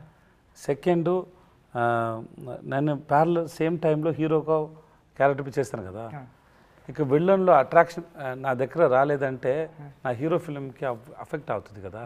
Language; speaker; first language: Telugu; non-native, learner; Tamil